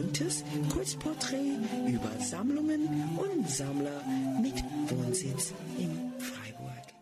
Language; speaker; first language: German; non-native, fluent; Fang